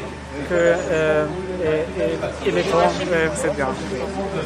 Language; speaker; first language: French; non-native, learner; German